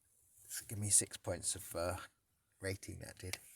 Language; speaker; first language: English; native; English